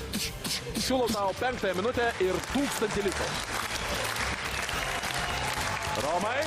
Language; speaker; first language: Lithuanian; native; Lithuanian